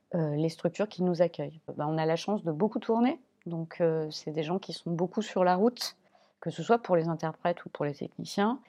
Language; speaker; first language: French; native; French